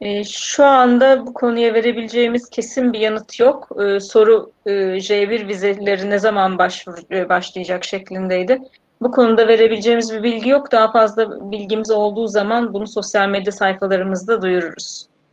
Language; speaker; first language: Turkish; native; Turkish